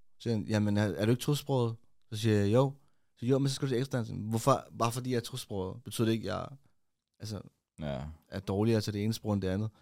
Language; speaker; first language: Danish; early bilingual, other home language; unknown